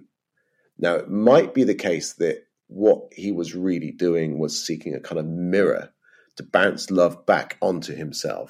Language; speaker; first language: English; native; English